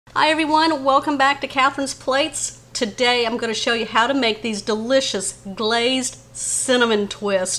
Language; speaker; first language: English; native; English